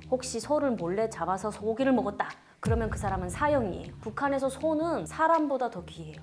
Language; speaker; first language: Korean; native; Korean